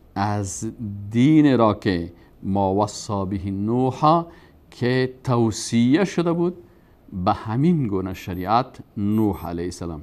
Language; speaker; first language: Persian; native; Persian